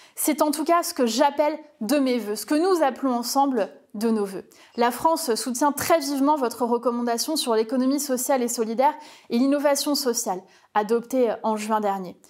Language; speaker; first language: French; native; French